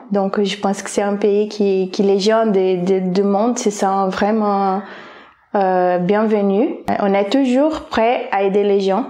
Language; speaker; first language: French; non-native, fluent; Portuguese